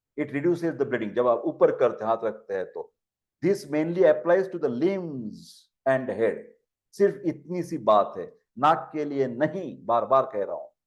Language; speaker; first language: Hindi; non-native, local second language; Marathi